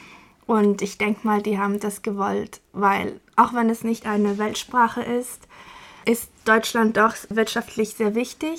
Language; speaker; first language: German; non-native, fluent; Spanish